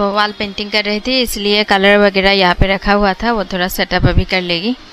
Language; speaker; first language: Hindi; non-native, local second language; Bangla